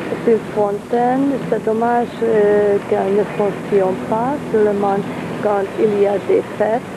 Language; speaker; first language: French; non-native, fluent; Hungarian